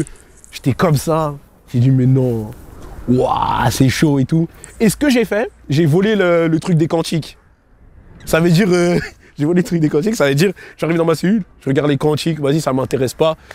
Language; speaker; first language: French; native; French